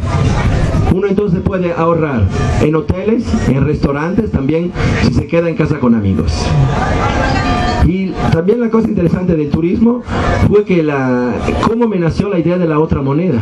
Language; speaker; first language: Spanish; non-native, fluent; Italian